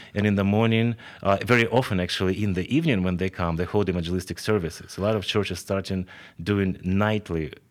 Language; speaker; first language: English; non-native, fluent; Ukrainian